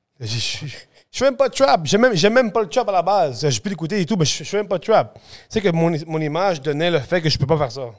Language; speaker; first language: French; early bilingual, other home language; Spanish